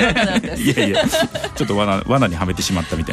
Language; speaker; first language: Japanese; native; Japanese